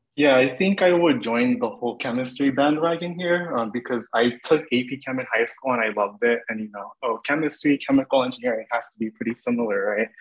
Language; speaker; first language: English; native; English